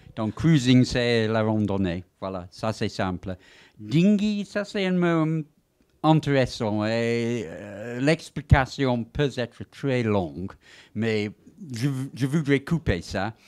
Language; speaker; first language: French; non-native, fluent; English